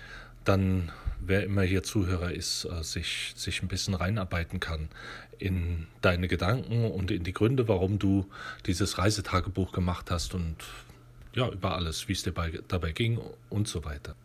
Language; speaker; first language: German; native; German